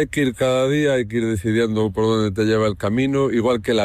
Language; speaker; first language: Portuguese; non-native, fluent; Spanish